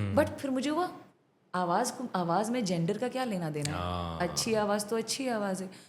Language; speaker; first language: Urdu; non-native, local second language; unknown